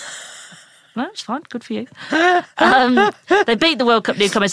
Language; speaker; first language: English; native; English